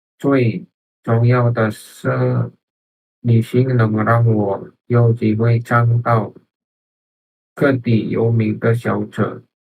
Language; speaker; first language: Chinese; non-native, learner; Indonesian